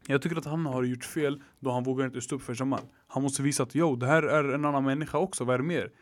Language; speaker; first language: Swedish; early bilingual, other home language; Arabic